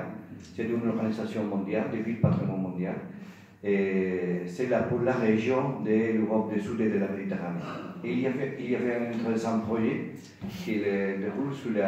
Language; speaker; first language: French; non-native, learner; Spanish